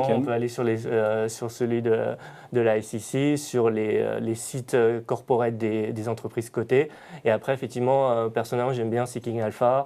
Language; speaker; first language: French; native; French